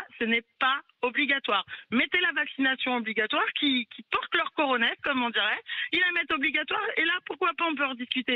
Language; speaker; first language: French; native; French